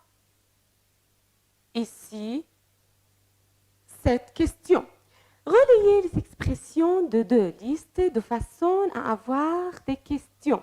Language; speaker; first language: French; non-native, fluent; Arabic